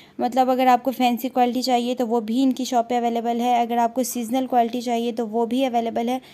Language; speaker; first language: Urdu; non-native, local second language; Punjabi